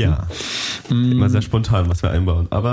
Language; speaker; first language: German; native; German